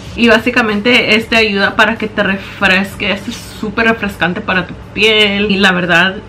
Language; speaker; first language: Spanish; early bilingual, heritage; Spanish